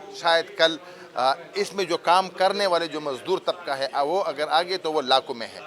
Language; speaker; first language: Urdu; non-native, local second language; Pashto